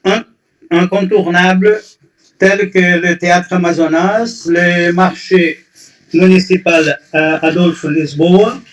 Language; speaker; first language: French; non-native, fluent; Portuguese